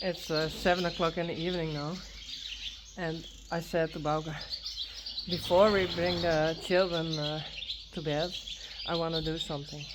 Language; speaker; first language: English; non-native, learner; Western Frisian